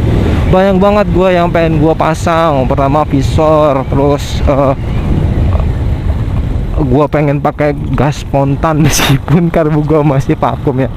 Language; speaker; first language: Indonesian; native; Indonesian